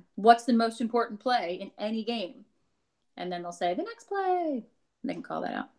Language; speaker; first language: English; native; English